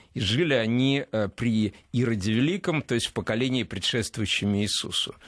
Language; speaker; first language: Russian; native; Russian